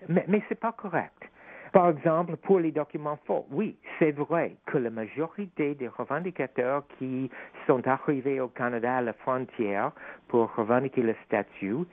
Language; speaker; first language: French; non-native, fluent; English